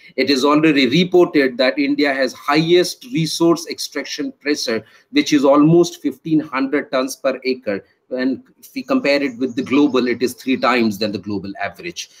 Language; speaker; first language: English; non-native, local second language; Hindi